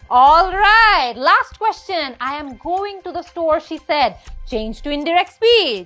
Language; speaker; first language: English; non-native, local second language; Bangla